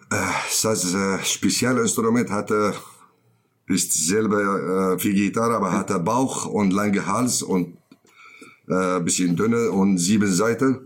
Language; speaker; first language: German; non-native, learner; Kurdish